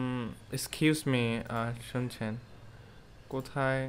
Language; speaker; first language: English; non-native, learner; Bangla